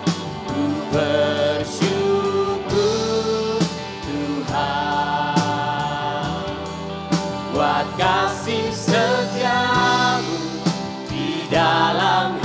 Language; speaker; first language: Indonesian; native; Indonesian